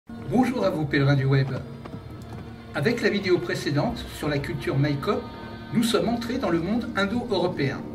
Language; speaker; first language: French; native; French